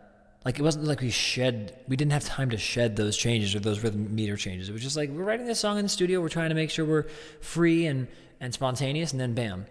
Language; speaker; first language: English; native; English